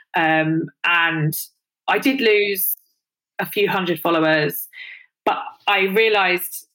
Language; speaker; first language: English; native; English